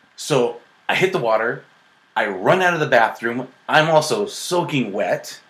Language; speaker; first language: English; native; English